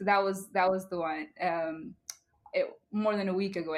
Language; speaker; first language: English; non-native, local second language; Bangla